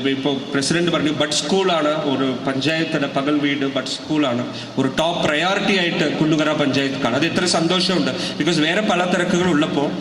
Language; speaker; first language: Malayalam; non-native, local second language; Tamil